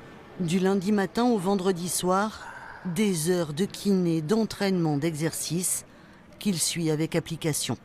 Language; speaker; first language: French; native; French